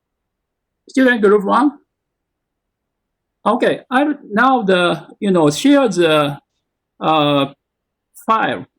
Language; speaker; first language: English; non-native, learner; Japanese